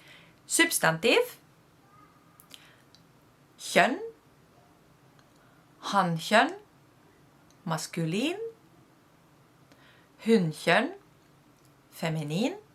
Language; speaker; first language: Norwegian; non-native, fluent; Spanish